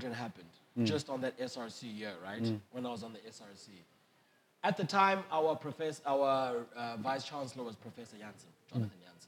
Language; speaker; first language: English; non-native, local second language; Southern Sotho